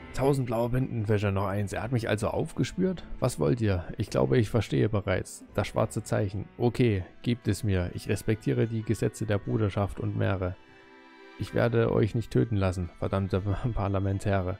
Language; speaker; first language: German; native; German